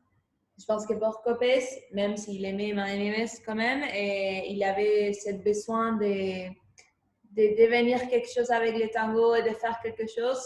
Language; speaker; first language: French; non-native, fluent; Spanish